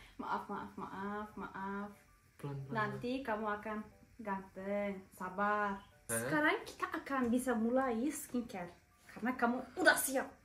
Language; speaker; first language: Indonesian; non-native, learner; Turkish